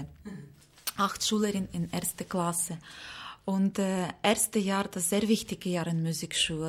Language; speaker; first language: German; non-native, learner; Ukrainian